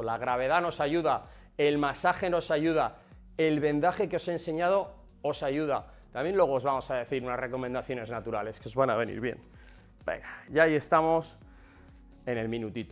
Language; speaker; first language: Spanish; native; Spanish